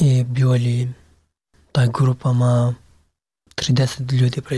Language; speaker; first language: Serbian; non-native, learner; Pashto